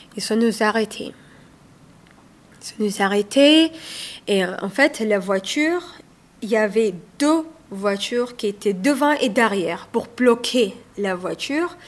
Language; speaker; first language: French; non-native, learner; Somali